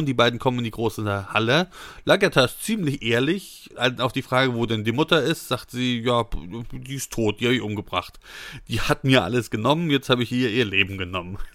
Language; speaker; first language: German; native; German